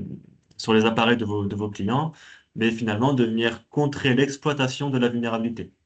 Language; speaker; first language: French; native; French